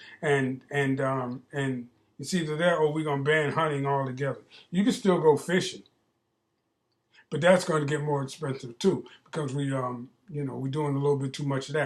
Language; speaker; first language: English; native; English